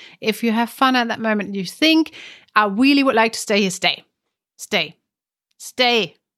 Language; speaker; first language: English; non-native, fluent; German